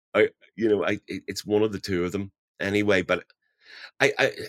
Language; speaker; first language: English; native; English